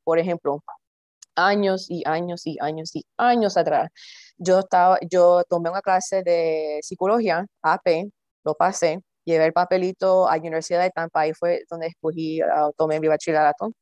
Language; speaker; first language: Spanish; early bilingual, heritage; Spanish